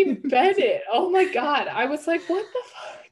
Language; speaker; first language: English; native; English